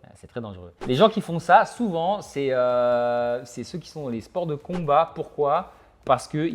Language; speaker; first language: French; native; French